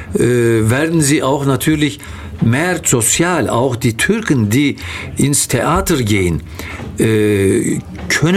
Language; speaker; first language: German; non-native, fluent; Turkish